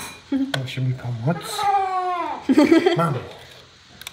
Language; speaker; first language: Polish; non-native, learner; Turkish